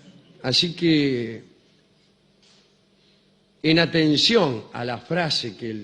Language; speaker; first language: Spanish; native; Spanish